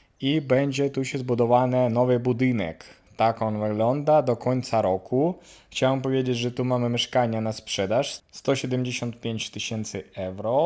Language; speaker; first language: Polish; non-native, learner; Ukrainian